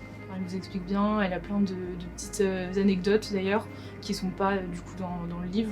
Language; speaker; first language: French; native; French